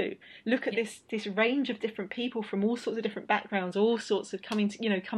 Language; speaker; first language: English; native; English